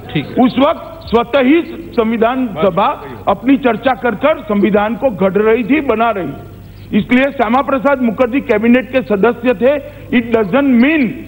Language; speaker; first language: Hindi; native; Hindi